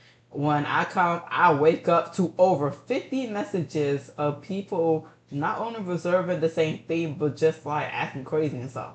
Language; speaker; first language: English; native; English